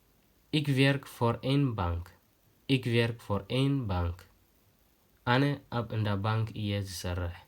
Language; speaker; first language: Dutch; non-native, learner; Tigrinya